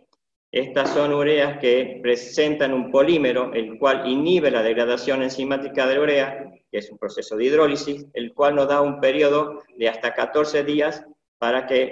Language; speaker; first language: Spanish; native; Spanish